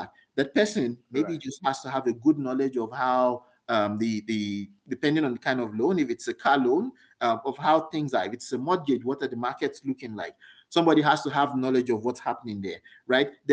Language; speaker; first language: English; non-native, local second language; Yoruba